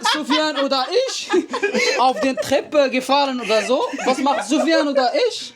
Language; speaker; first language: German; non-native, learner; Arabic